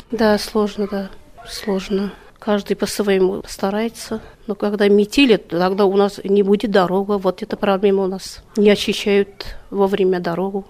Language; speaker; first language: Russian; non-native, local second language; Bashkir